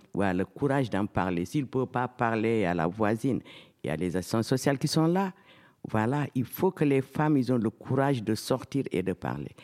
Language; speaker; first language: French; non-native, local second language; Fula